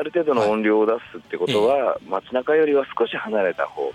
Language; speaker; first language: Japanese; native; Japanese